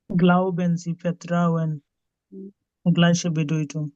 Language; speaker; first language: German; non-native, learner; Bangla